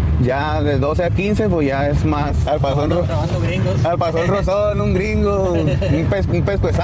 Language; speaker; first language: Spanish; native; Spanish